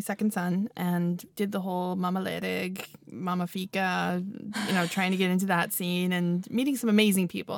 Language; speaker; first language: English; native; English